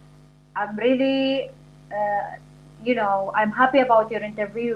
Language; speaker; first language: English; non-native, fluent; Arabic